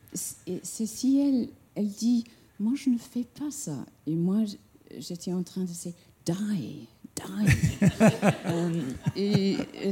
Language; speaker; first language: French; non-native, fluent; English